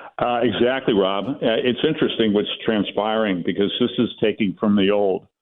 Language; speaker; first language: English; native; English